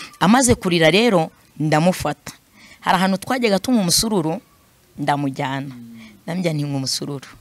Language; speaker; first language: Kinyarwanda; non-native, fluent; Swahili